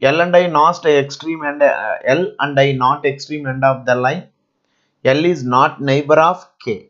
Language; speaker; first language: English; non-native, local second language; Telugu